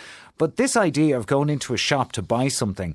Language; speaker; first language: English; native; English